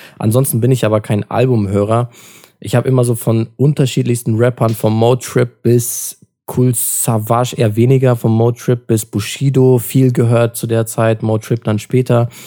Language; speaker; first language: German; early bilingual, other home language; Turkish